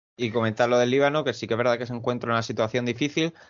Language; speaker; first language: Spanish; native; Spanish